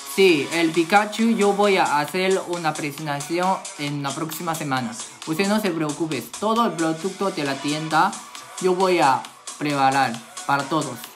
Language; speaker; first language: Spanish; non-native, learner; Chinese